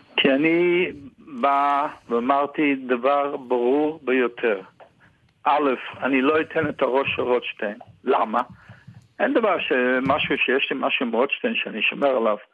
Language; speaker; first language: Hebrew; non-native, fluent; Yiddish